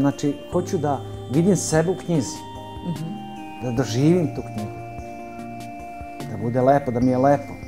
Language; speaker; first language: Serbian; early bilingual, other home language; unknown